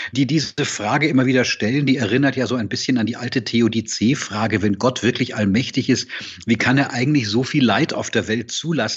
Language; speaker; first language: German; native; German